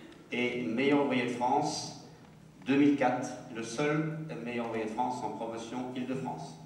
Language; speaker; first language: French; native; French